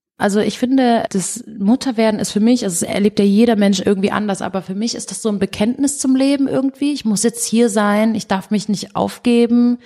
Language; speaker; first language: German; early bilingual, other home language; Portuguese